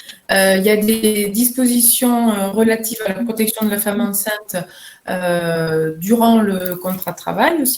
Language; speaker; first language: French; native; French